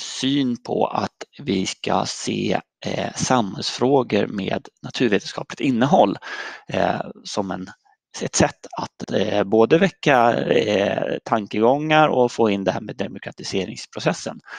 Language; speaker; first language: Swedish; native; Swedish